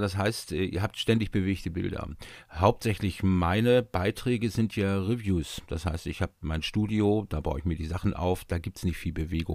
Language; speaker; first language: German; native; German